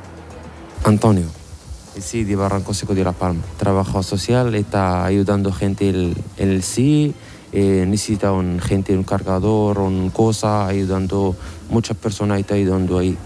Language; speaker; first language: Spanish; non-native, learner; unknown